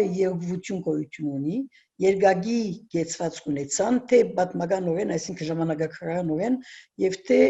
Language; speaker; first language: Armenian; early bilingual, heritage; Armenian